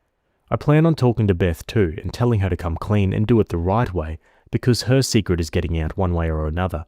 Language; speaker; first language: English; native; English